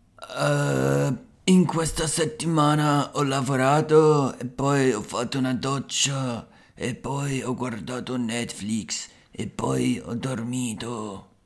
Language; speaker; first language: Italian; non-native, fluent; English